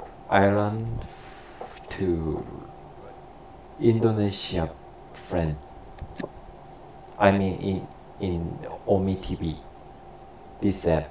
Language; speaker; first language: English; non-native, learner; Korean